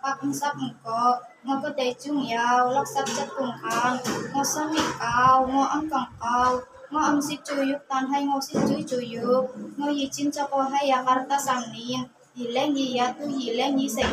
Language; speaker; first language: Cantonese; non-native, learner; Indonesian